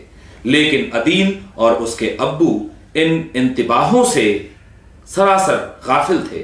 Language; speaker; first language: Urdu; native; Urdu